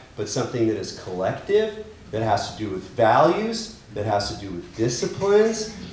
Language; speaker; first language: English; native; English